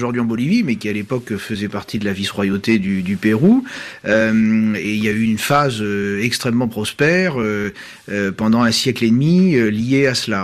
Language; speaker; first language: French; native; French